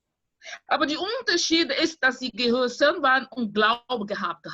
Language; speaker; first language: German; non-native, fluent; Portuguese